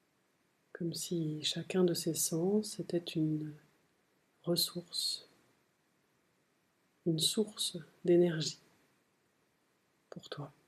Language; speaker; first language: French; native; French